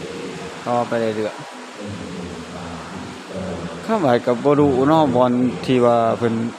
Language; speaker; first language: Thai; non-native, local second language; Northeastern Thai